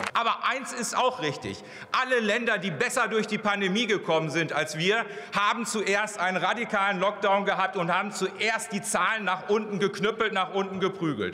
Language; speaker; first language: German; native; German